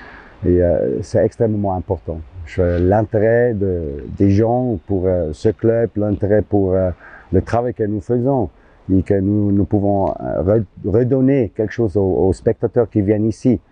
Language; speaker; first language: French; non-native, local second language; German